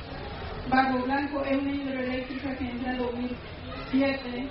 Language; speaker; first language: Spanish; non-native, local second language; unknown